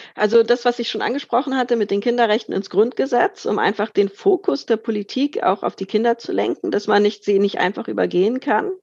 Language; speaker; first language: German; native; German